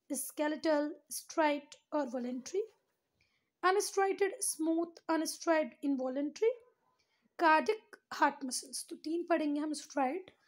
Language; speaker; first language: Hindi; native; Hindi